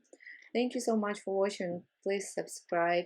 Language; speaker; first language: English; non-native, fluent; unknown